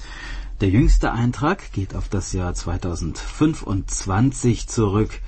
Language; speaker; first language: German; native; German